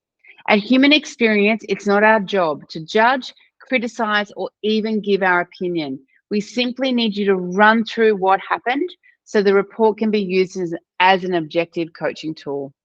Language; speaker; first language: English; native; English